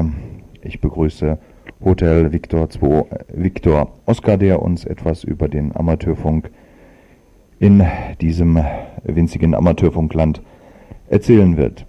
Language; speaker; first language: German; native; German